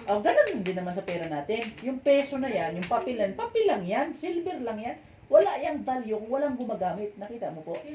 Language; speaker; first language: Filipino; non-native, local second language; Masbatenyo